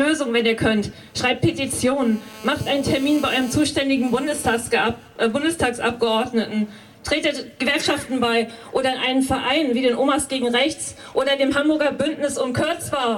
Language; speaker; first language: German; native; German